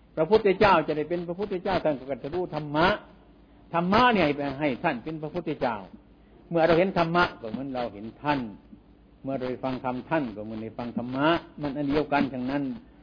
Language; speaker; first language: Thai; non-native, local second language; Northeastern Thai